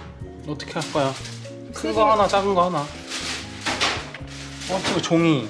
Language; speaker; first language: Korean; native; Korean